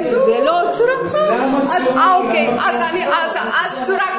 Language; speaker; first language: Hebrew; non-native, fluent; Russian